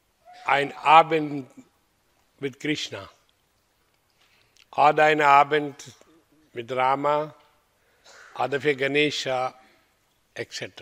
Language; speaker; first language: German; non-native, learner; Hindi